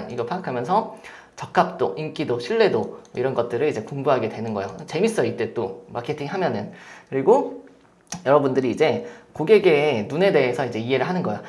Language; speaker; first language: Korean; native; Korean